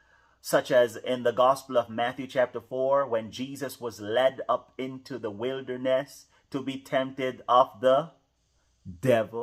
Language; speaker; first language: English; native; English